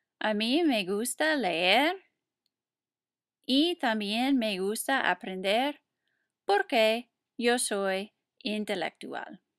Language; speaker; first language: Spanish; non-native, fluent; English